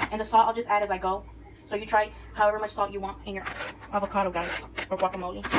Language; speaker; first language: English; early bilingual, other home language; Spanish